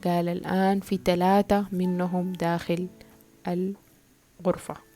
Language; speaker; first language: Arabic; native; Arabic